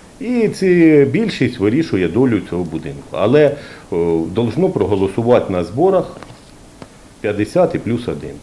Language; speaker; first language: Ukrainian; native; Ukrainian